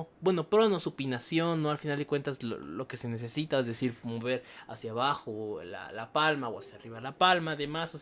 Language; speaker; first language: Spanish; native; Spanish